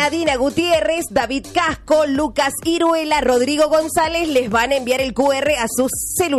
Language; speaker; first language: Spanish; native; Spanish